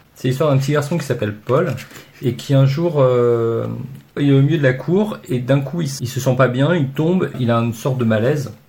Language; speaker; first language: French; native; French